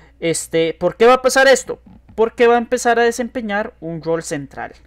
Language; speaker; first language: Spanish; native; Spanish